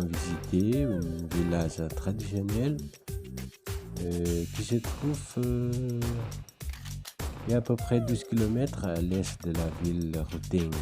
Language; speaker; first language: French; non-native, fluent; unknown